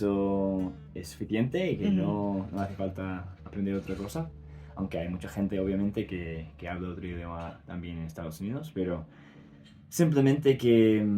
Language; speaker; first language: Spanish; non-native, fluent; English